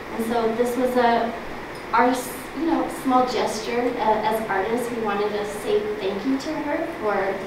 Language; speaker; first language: English; native; English